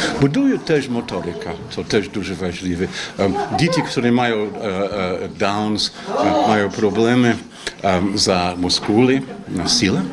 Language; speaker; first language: Polish; non-native, learner; English